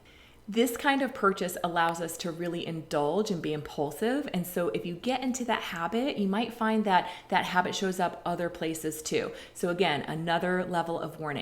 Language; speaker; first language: English; native; English